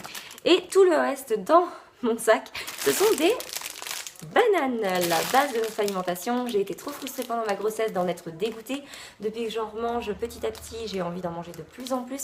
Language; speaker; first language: French; native; French